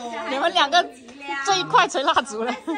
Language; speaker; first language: Chinese; native; Chinese